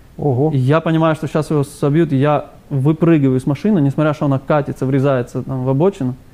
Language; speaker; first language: Russian; native; Russian